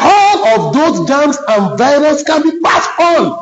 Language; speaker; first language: English; non-native, local second language; Yoruba